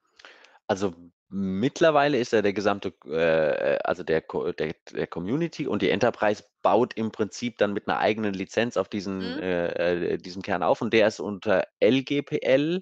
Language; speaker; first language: German; native; German